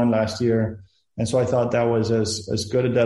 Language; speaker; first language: English; non-native, fluent; Spanish